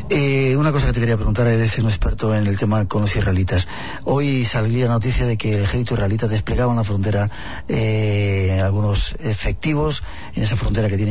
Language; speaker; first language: Spanish; native; Spanish